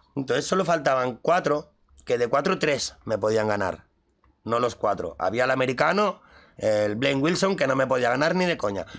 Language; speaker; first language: Spanish; native; Spanish